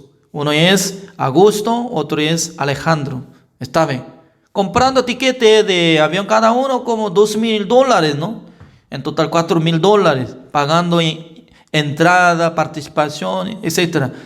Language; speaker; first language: Spanish; non-native, fluent; Korean